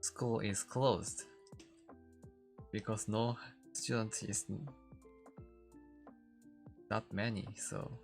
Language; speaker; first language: English; non-native, learner; Korean